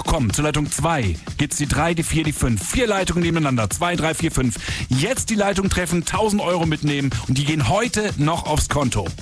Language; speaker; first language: German; native; German